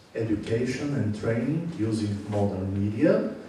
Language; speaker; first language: English; non-native, fluent; Bulgarian